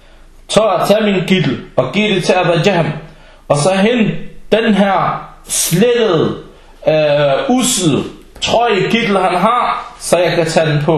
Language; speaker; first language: Danish; early bilingual, other home language; Arabic